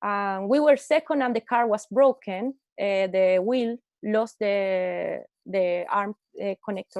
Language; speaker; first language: English; non-native, learner; Spanish